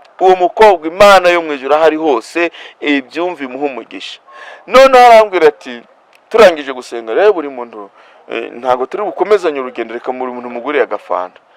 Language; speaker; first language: Kinyarwanda; non-native, local second language; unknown